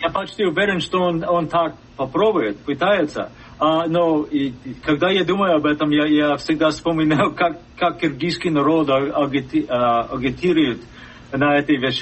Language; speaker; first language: Russian; non-native, fluent; English